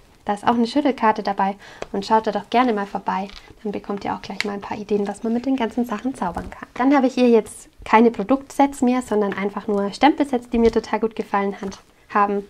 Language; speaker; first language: German; native; German